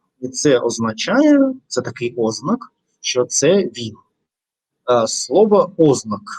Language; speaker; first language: Ukrainian; non-native, fluent; Russian